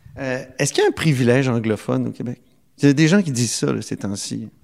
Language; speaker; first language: French; native; French